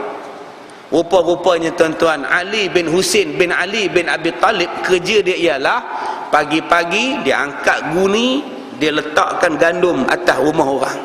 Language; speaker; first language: Malay; native; Malay